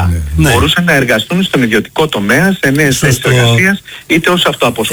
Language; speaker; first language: Greek; native; Greek